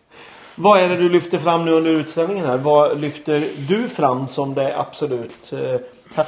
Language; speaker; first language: Swedish; native; Swedish